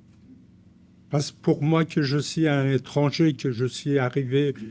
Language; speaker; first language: French; non-native, fluent; Persian